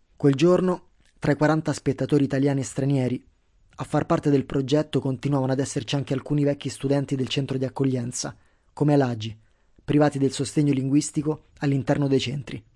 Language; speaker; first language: Italian; native; Italian